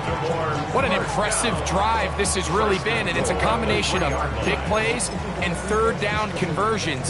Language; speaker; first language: English; native; English